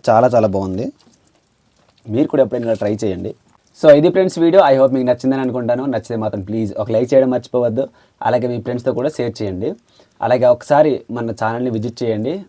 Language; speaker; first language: Telugu; non-native, local second language; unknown